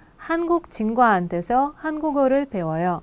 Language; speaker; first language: Korean; non-native, fluent; Russian